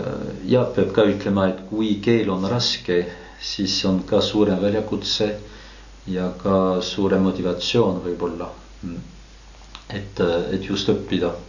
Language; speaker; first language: Estonian; non-native, fluent; French